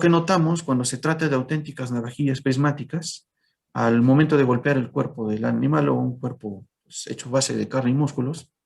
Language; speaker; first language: Spanish; native; Spanish